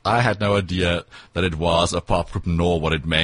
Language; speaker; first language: English; non-native, local second language; Afrikaans